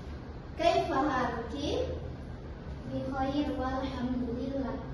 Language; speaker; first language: Arabic; non-native, learner; Indonesian